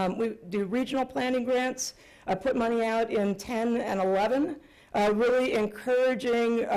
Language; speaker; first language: English; native; English